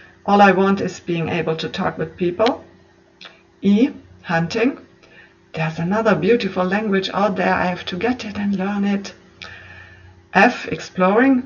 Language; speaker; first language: English; non-native, fluent; German